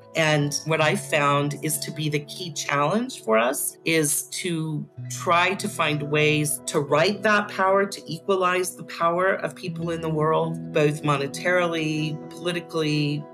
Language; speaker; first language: English; native; English